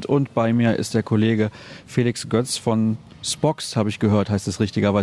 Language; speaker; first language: German; native; German